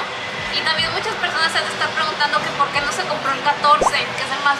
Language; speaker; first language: Spanish; native; Spanish